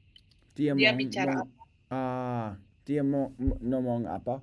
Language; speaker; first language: Indonesian; non-native, learner; English